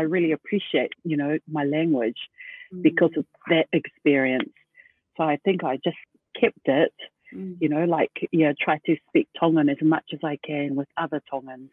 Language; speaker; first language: English; native; English